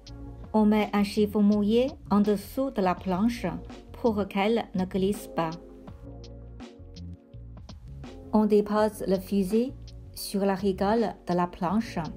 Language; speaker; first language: French; non-native, fluent; Chinese